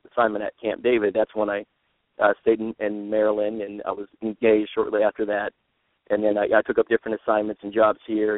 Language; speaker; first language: English; native; English